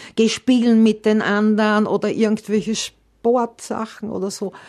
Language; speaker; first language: German; native; German